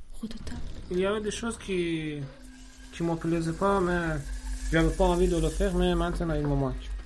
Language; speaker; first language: French; non-native, learner; Persian